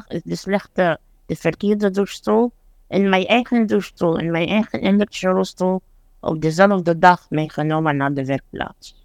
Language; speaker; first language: Dutch; non-native, fluent; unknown